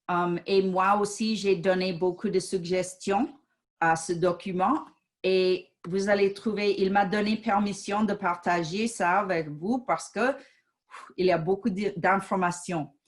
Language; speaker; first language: French; non-native, fluent; English